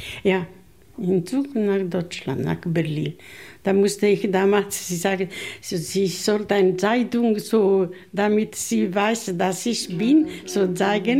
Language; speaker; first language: German; non-native, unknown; Italian